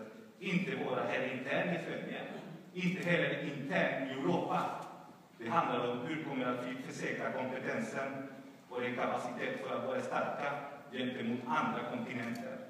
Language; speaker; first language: Swedish; non-native, fluent; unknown